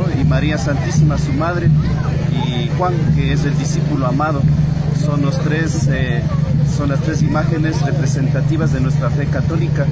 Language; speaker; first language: Spanish; native; Spanish